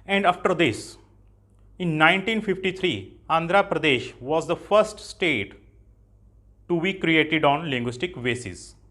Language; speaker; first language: English; non-native, local second language; Punjabi